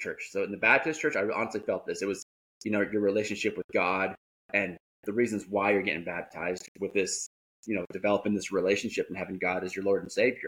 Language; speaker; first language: English; native; English